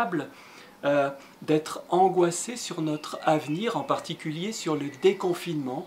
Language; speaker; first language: French; native; French